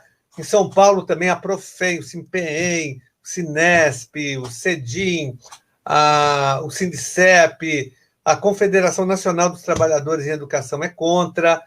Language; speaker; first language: Portuguese; native; Portuguese